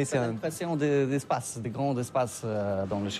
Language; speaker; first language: French; non-native, learner; Polish